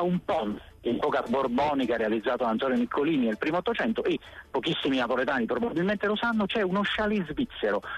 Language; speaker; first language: Italian; native; Italian